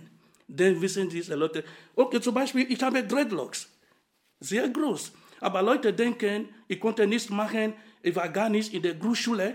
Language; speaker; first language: German; non-native, fluent; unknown